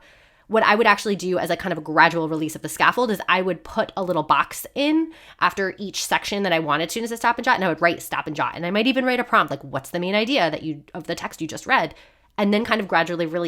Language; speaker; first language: English; native; English